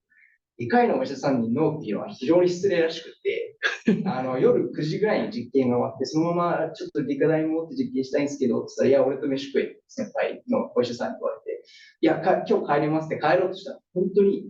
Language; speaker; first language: Japanese; native; Japanese